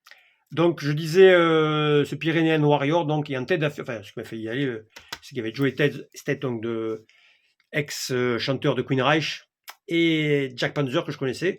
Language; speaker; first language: French; native; French